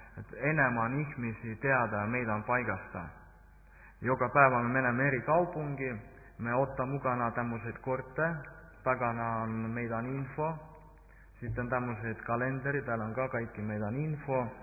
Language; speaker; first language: Finnish; non-native, local second language; Estonian